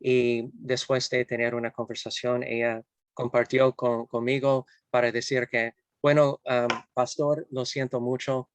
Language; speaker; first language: Spanish; non-native, fluent; English